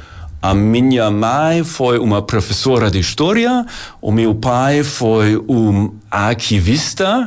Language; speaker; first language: Portuguese; non-native, learner; German